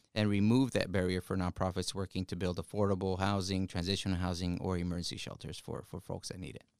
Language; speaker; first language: English; early bilingual, other home language; Spanish